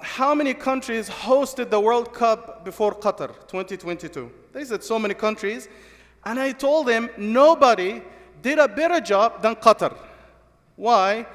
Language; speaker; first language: English; non-native, fluent; Arabic